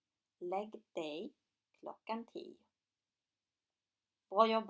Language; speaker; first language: Swedish; non-native, fluent; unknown